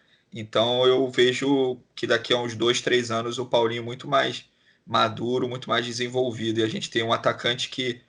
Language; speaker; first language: Portuguese; native; Portuguese